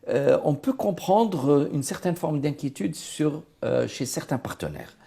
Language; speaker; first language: French; non-native, local second language; Arabic